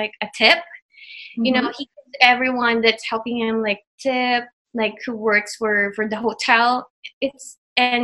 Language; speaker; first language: English; non-native, local second language; Filipino